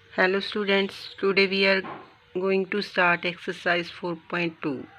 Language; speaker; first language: English; non-native, local second language; Punjabi